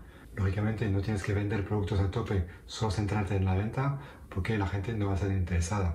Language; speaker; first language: Spanish; non-native, fluent; French